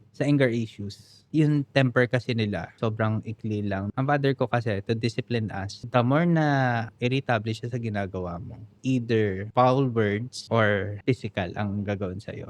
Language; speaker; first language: Filipino; native; Filipino